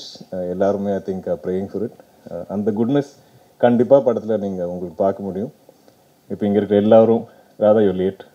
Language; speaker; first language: Tamil; non-native, local second language; Malayalam